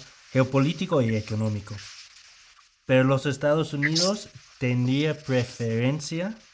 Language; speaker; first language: Spanish; non-native, fluent; English